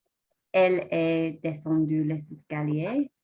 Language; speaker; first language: French; non-native, learner; English